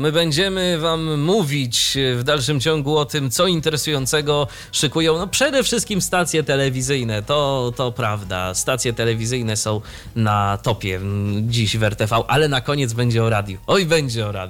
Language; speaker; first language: Polish; native; Polish